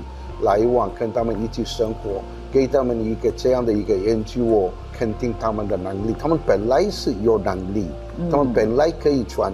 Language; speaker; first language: Chinese; non-native, fluent; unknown